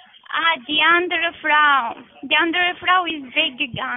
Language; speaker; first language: German; non-native, learner; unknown